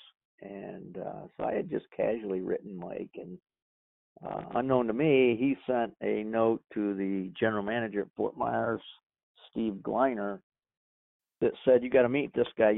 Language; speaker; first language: English; native; English